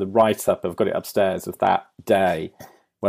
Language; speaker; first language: English; native; English